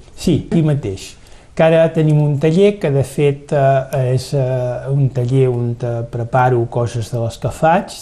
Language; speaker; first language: Catalan; native; Catalan